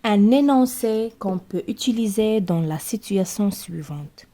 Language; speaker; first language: French; non-native, local second language; Arabic